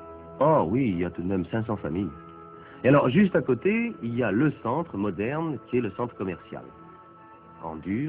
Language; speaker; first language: French; native; French